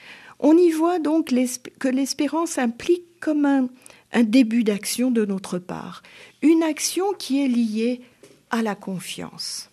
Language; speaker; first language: French; native; French